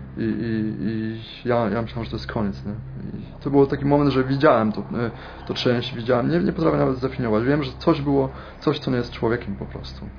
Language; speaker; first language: Polish; native; Polish